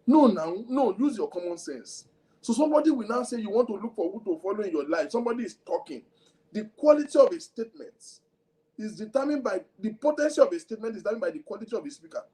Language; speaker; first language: English; non-native, local second language; Yoruba